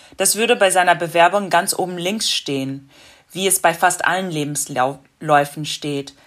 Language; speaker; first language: German; non-native, fluent; English